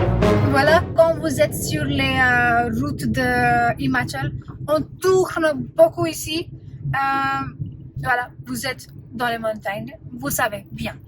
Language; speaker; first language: French; non-native, fluent; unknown